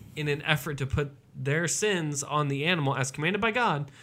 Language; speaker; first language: English; native; English